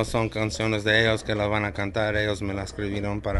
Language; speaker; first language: Spanish; early bilingual, heritage; Spanish